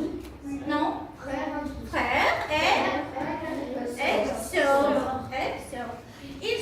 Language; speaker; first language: French; non-native, fluent; Armenian